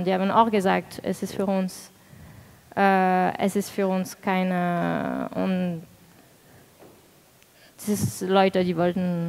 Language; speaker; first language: German; non-native, fluent; French